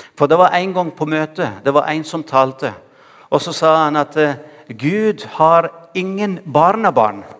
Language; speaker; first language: Norwegian; non-native, fluent; Arabic